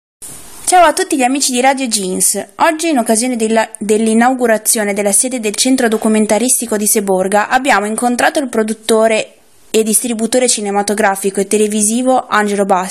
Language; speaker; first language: Italian; native; Italian